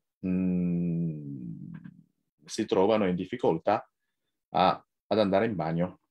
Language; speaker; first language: Italian; non-native, fluent; Japanese